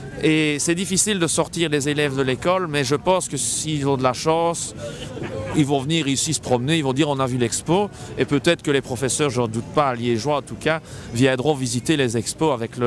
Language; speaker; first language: French; native; French